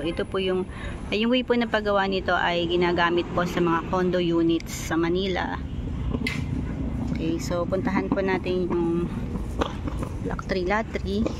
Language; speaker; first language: Filipino; native; Filipino